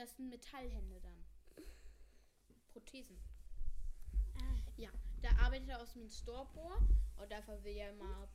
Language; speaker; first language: Danish; non-native, learner; German